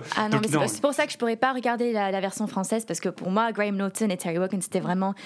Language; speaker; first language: French; early bilingual, heritage; English